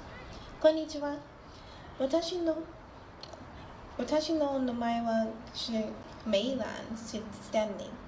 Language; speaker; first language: Japanese; non-native, learner; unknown